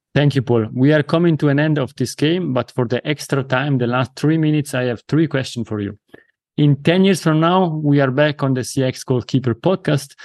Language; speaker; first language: English; non-native, fluent; Italian